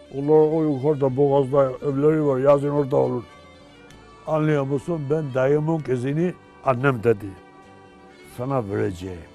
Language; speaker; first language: Turkish; non-native, local second language; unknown